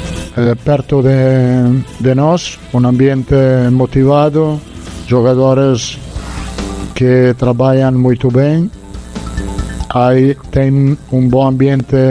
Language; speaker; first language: Portuguese; non-native, learner; Italian